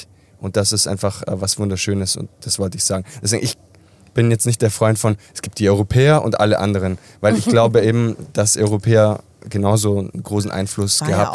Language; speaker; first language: German; early bilingual, other home language; Italian